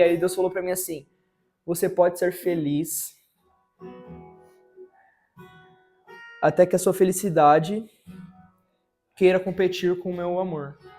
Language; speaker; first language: Portuguese; native; Portuguese